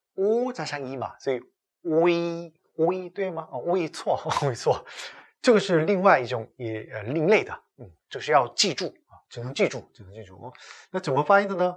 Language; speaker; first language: Chinese; non-native, fluent; Korean